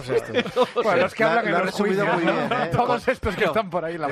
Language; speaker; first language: Spanish; native; Spanish